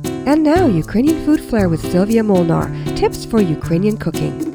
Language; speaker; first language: English; early bilingual, other home language; Ukrainian